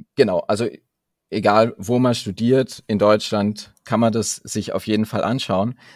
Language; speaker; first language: German; native; German